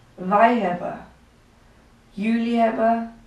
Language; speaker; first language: Dutch; non-native, learner; English